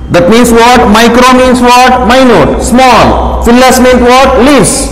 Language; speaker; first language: English; non-native, local second language; Kannada